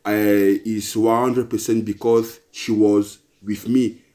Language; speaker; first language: English; non-native, local second language; Basaa